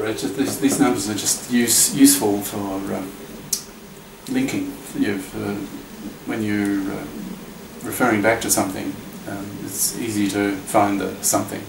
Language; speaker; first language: English; native; English